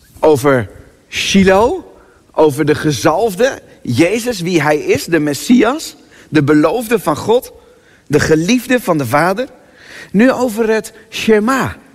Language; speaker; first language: Dutch; native; Dutch